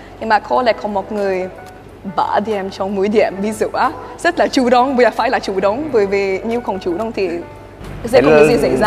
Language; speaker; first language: Vietnamese; early bilingual, heritage; Swedish